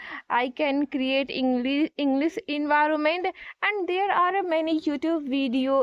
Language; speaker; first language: English; non-native, learner; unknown